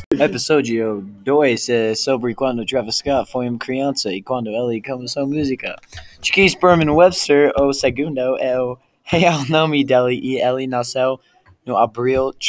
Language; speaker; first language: Portuguese; non-native, learner; English